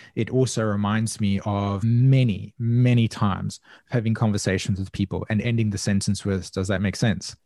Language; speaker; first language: English; native; English